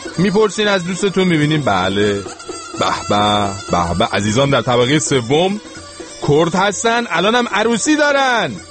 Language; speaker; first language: Persian; native; Persian